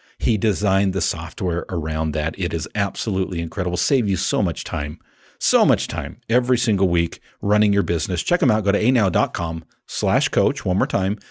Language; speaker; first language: English; native; English